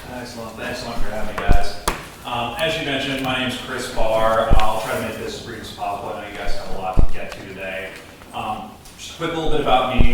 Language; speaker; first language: English; native; English